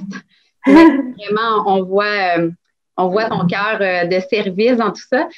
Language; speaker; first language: French; native; French